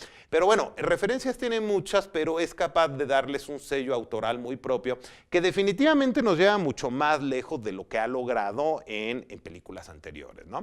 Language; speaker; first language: Spanish; native; Spanish